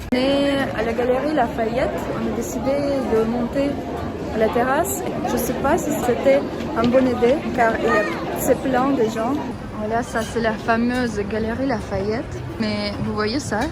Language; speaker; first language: French; non-native, fluent; Russian